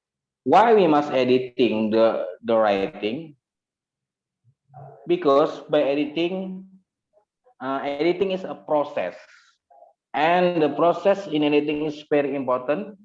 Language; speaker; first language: English; non-native, learner; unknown